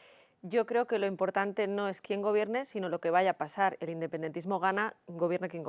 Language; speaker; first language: Spanish; native; Spanish